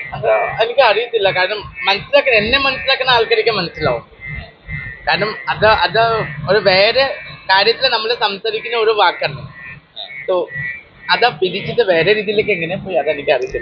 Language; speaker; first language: Malayalam; non-native, learner; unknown